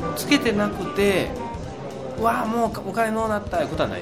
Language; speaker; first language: Japanese; native; Japanese